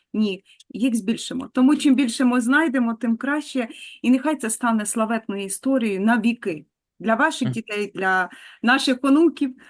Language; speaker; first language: Ukrainian; native; Ukrainian